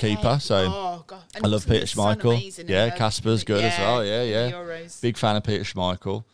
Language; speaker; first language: English; native; English